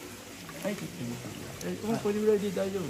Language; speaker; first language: Japanese; native; Japanese